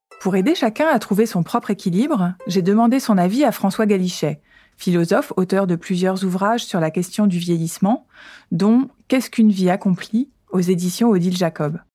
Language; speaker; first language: French; native; French